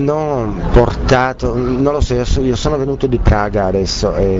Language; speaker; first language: Italian; non-native, learner; Czech